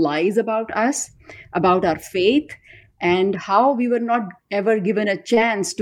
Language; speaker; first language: English; non-native, local second language; Urdu